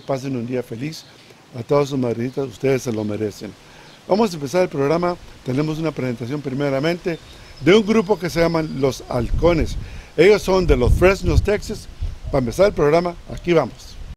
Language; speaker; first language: Spanish; early bilingual, heritage; Spanish